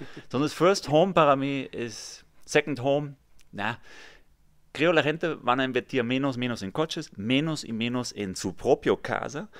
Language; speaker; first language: Spanish; non-native, fluent; German